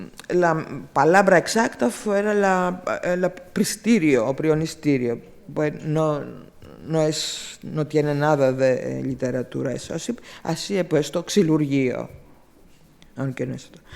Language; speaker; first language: Spanish; non-native, fluent; Greek